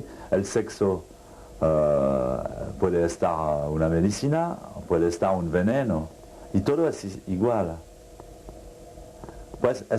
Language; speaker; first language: Spanish; non-native, fluent; French